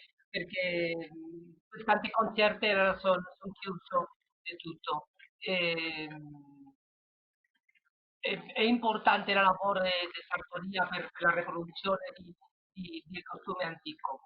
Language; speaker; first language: Italian; non-native, learner; Spanish